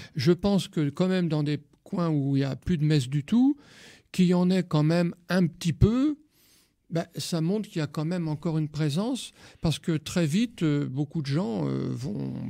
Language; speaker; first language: French; native; French